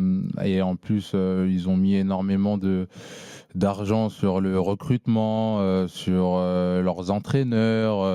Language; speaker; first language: French; native; French